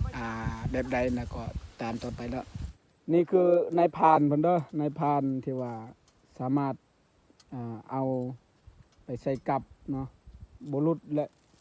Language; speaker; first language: Lao; non-native, local second language; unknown